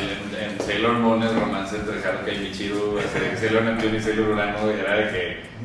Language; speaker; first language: Spanish; native; Spanish